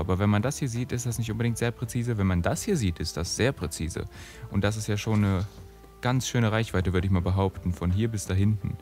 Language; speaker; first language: German; native; German